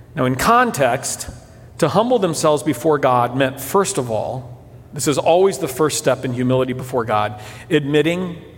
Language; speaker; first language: English; early bilingual, other home language; Portuguese